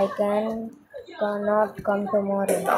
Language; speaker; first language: English; non-native, learner; Hindi